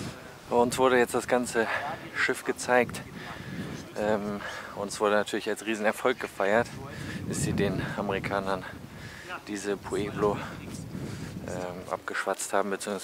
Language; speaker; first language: German; native; German